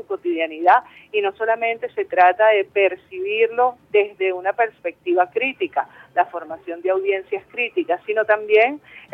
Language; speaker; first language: Spanish; native; Spanish